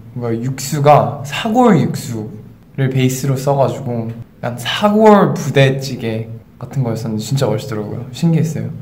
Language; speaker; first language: Korean; early bilingual, other home language; English